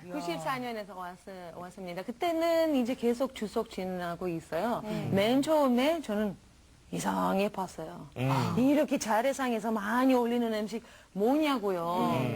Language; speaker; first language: Korean; non-native, learner; Romanian